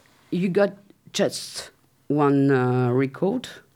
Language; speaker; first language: English; non-native, learner; French